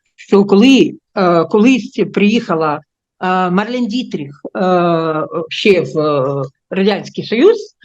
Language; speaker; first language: Ukrainian; non-native, local second language; Russian